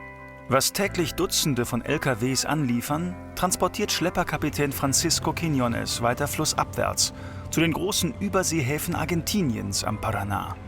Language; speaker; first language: German; native; German